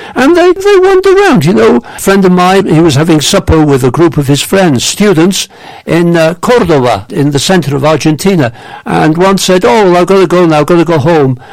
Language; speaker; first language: English; native; English